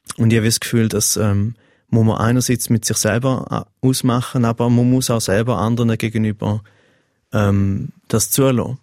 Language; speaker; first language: German; native; German